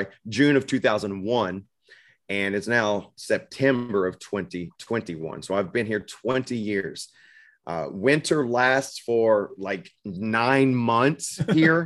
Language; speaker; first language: English; native; English